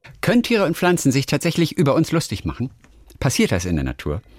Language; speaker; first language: German; native; German